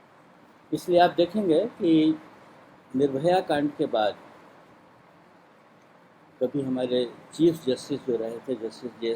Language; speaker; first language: Hindi; native; Hindi